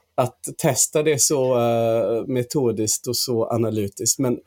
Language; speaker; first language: Swedish; non-native, fluent; English